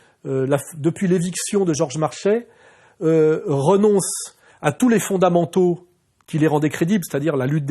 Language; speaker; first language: French; native; French